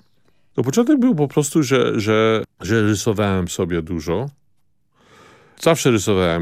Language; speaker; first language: Polish; early bilingual, heritage; Polish